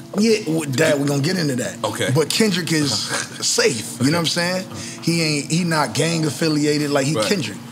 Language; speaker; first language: English; native; English